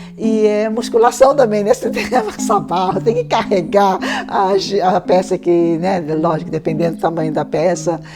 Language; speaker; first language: Portuguese; early bilingual, other home language; Chinese